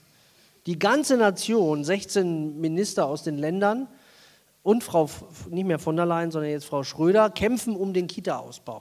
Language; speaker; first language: German; native; German